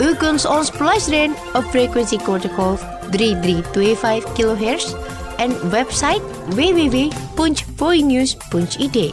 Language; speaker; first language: Dutch; non-native, fluent; Indonesian